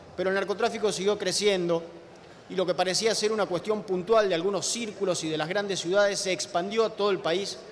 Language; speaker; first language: Spanish; native; Spanish